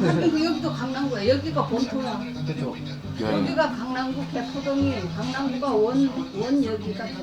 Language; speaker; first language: Korean; native; Korean